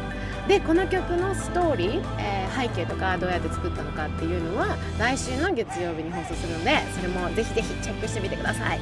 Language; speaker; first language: Japanese; native; Japanese